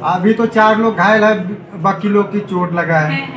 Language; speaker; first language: Hindi; native; Hindi